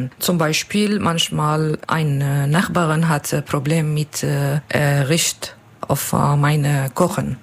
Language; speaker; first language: German; non-native, learner; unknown